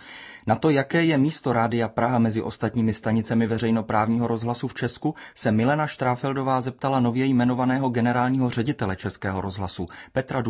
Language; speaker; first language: Czech; native; Czech